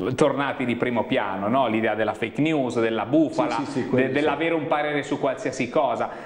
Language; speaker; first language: Italian; native; Italian